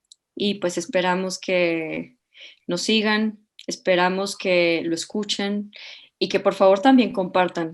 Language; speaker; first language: Spanish; native; Spanish